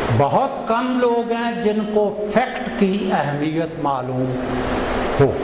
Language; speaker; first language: Hindi; non-native, local second language; Punjabi